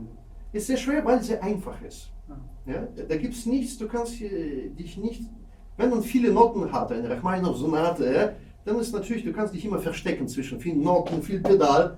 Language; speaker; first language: German; non-native, fluent; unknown